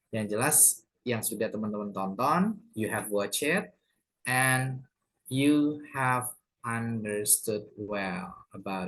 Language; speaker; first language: English; non-native, fluent; Indonesian